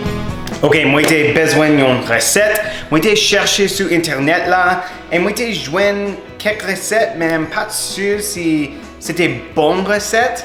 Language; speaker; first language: Haitian Creole; non-native, learner; English